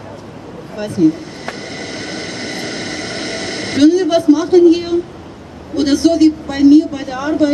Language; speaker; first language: German; non-native, fluent; Russian